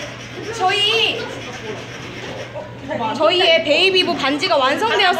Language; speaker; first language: Korean; native; Korean